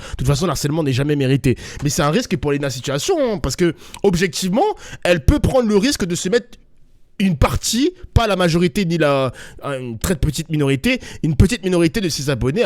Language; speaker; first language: French; native; French